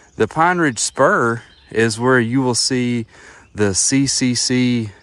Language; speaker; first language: English; native; English